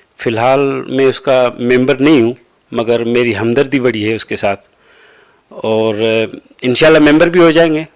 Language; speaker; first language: Urdu; non-native, local second language; Sindhi